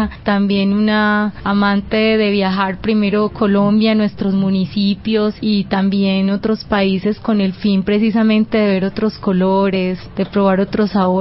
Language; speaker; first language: Spanish; native; Spanish